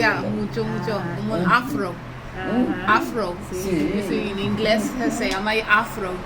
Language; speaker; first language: Spanish; early bilingual, heritage; English